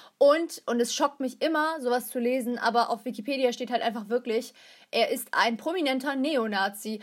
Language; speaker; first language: German; early bilingual, other home language; Turkish